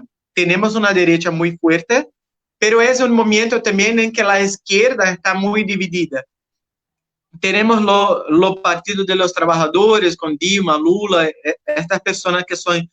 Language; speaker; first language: Spanish; non-native, learner; Portuguese